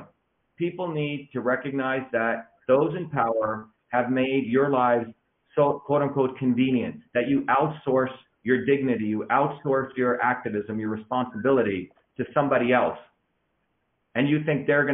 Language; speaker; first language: English; early bilingual, other home language; Tamil